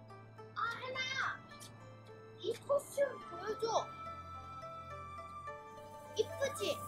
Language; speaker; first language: Korean; early bilingual, heritage; Korean